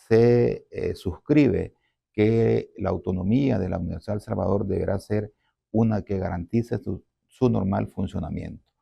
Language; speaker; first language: Spanish; native; Spanish